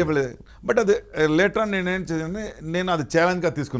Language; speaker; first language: Telugu; non-native, local second language; Tamil